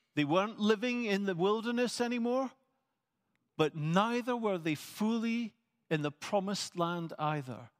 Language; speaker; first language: English; native; English